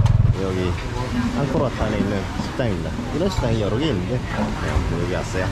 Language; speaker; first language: Korean; native; Korean